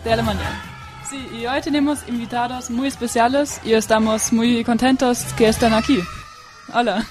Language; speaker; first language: Spanish; non-native, learner; German